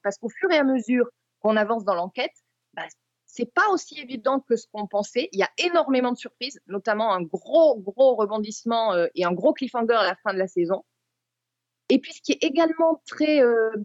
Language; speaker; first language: French; native; French